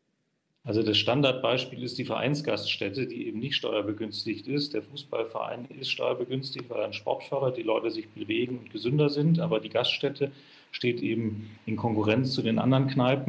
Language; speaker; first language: German; native; German